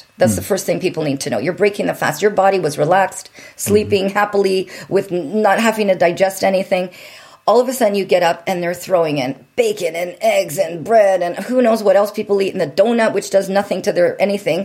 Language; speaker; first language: English; native; English